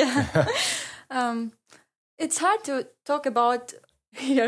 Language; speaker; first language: English; non-native, learner; Ingush